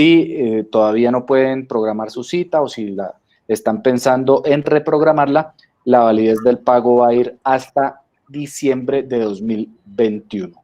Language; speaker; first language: Spanish; native; Spanish